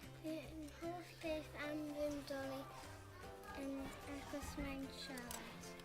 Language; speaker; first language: Welsh; non-native, local second language; English